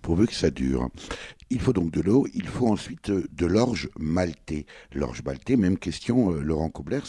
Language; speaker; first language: French; native; French